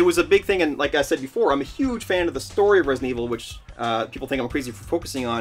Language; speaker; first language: English; native; English